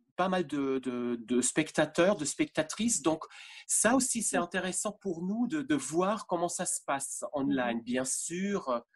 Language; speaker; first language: French; non-native, fluent; German